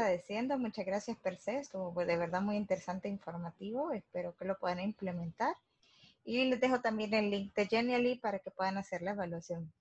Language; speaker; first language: Spanish; native; Spanish